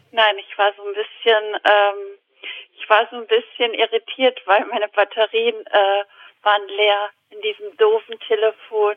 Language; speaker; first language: German; early bilingual, other home language; Italian